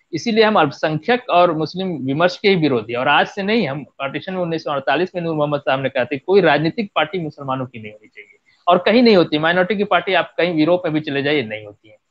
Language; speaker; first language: Hindi; non-native, local second language; Bhojpuri